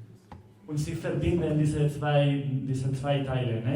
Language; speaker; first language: German; non-native, learner; Spanish